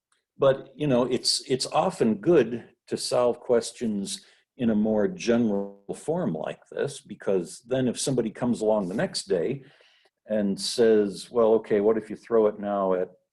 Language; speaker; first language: English; native; English